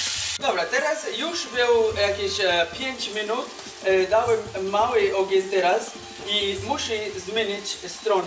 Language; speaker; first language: Polish; non-native, learner; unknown